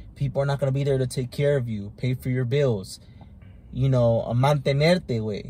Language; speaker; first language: English; early bilingual, other home language; Spanish